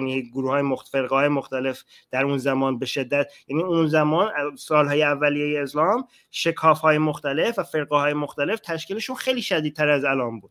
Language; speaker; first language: Persian; native; Persian